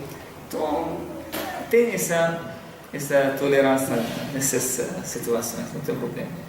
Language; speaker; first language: Portuguese; non-native, fluent; Arabic